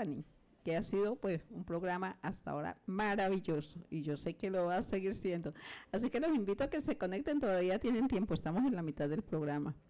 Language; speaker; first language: Spanish; native; Spanish